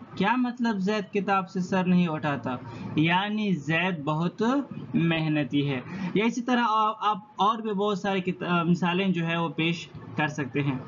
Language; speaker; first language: Urdu; non-native, local second language; Pashto